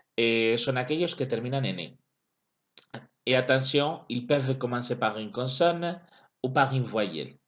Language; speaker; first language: French; non-native, fluent; Spanish